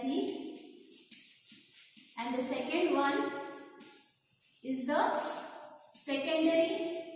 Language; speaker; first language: English; non-native, local second language; Marathi